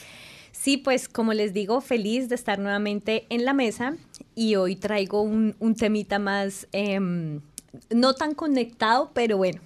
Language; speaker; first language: Spanish; native; Spanish